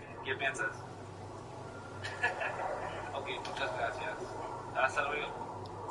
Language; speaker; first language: Spanish; non-native, learner; English